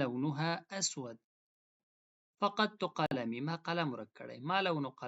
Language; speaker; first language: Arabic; non-native, fluent; Pashto